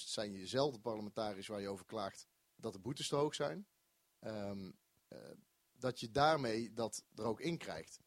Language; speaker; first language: Dutch; native; Dutch